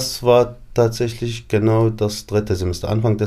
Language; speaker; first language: German; non-native, fluent; Arabic